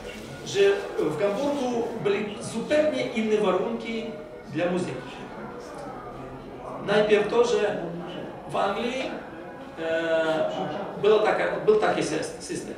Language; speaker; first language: Polish; non-native, fluent; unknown